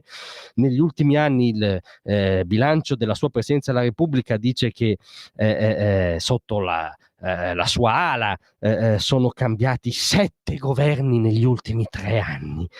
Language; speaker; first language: Italian; native; Italian